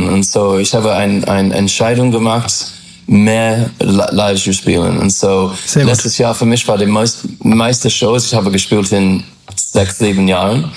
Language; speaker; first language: German; non-native, learner; English